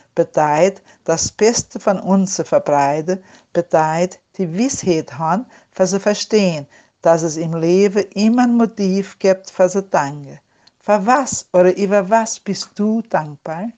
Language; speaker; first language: German; non-native, learner; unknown